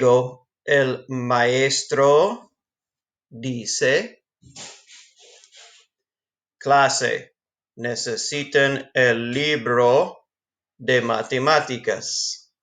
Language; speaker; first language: Spanish; non-native, fluent; English